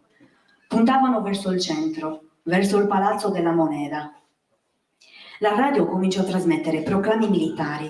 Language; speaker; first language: Italian; native; Italian